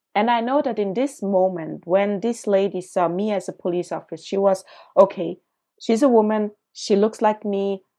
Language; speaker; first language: English; early bilingual, other home language; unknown